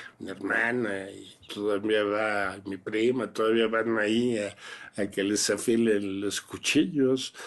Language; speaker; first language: Spanish; early bilingual, other home language; French